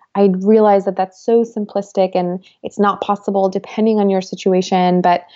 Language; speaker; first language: English; early bilingual, other home language; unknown